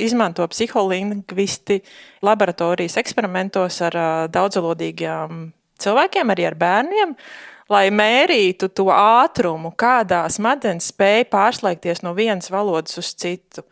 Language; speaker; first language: Latvian; native; Latvian